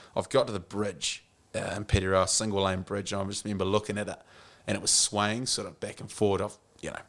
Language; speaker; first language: English; native; English